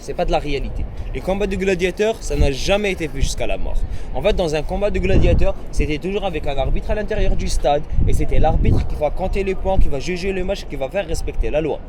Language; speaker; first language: French; non-native, local second language; Arabic